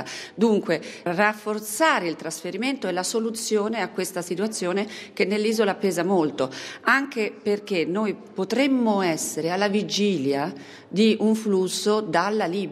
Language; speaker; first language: Italian; native; Italian